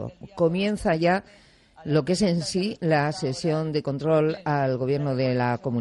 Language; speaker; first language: Spanish; native; Spanish